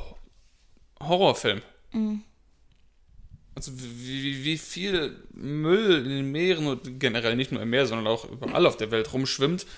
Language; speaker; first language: German; native; German